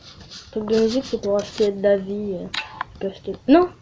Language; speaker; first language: French; native; French